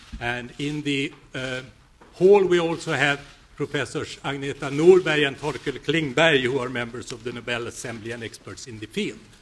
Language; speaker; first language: English; non-native, fluent; Swedish